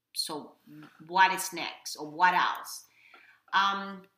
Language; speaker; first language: English; non-native, fluent; Spanish